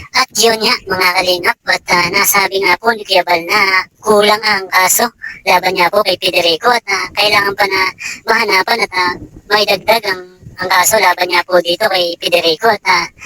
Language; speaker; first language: Filipino; native; Filipino